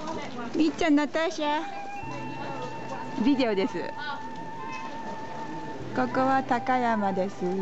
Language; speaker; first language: Japanese; non-native, learner; German